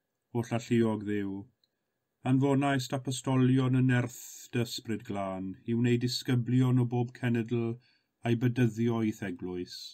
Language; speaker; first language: Welsh; native; Welsh